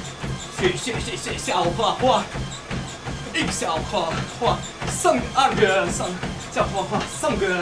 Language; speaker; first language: Chinese; non-native, learner; Russian